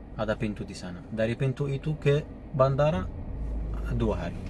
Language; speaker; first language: Indonesian; non-native, fluent; Arabic